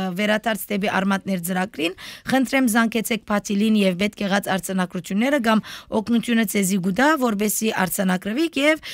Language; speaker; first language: Armenian; early bilingual, heritage; Armenian